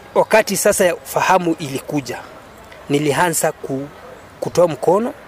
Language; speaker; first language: Swahili; non-native, local second language; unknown